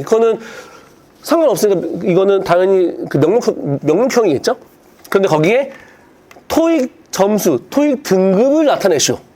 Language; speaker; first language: Korean; native; Korean